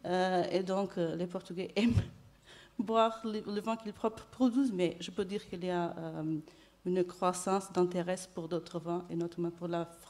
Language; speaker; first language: French; non-native, fluent; Portuguese